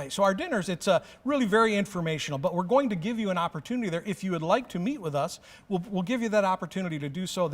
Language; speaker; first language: English; native; English